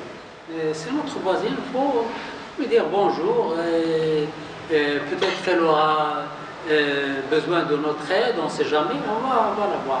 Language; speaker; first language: French; non-native, local second language; Arabic